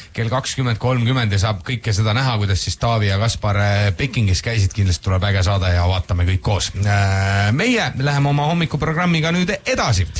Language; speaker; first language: Estonian; native; Estonian